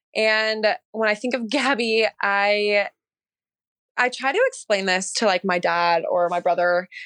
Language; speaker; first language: English; native; English